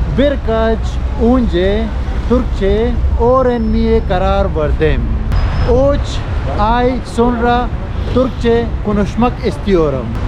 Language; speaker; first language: Turkish; non-native, learner; Urdu